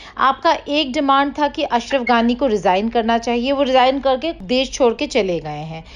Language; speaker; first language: Urdu; native; Urdu